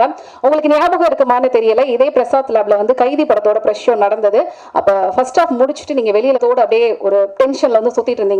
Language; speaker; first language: Tamil; native; Tamil